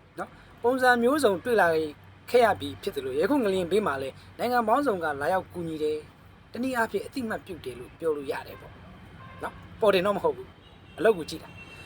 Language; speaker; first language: Burmese; native; Burmese